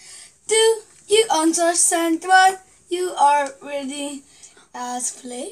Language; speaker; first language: English; non-native, learner; Korean